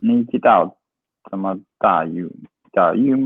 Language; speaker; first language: Chinese; non-native, learner; English